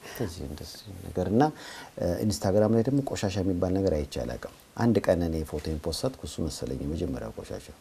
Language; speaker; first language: Amharic; native; Amharic